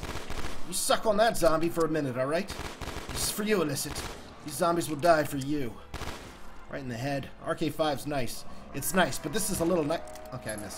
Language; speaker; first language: English; native; English